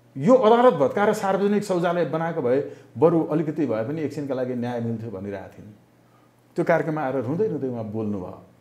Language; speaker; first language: Nepali; native; Nepali